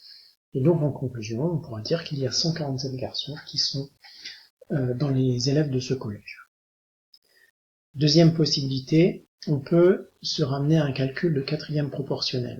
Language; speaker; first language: French; native; French